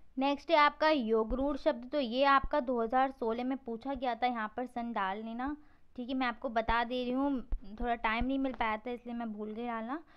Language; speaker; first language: Hindi; native; Hindi